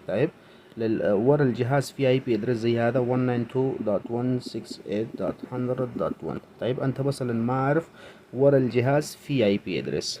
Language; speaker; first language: Arabic; non-native, learner; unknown